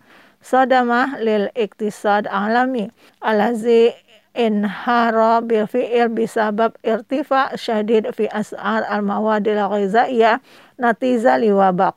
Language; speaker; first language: Arabic; non-native, fluent; Indonesian